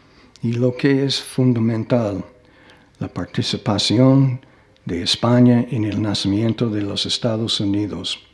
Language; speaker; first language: Spanish; non-native, fluent; English